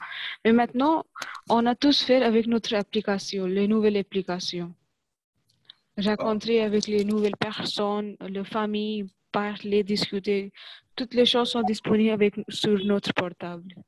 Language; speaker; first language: French; non-native, learner; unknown